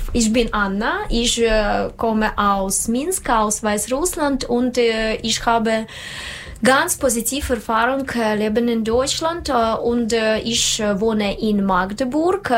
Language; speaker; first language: German; non-native, learner; Russian